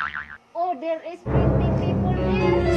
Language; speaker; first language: English; non-native, learner; Cebuano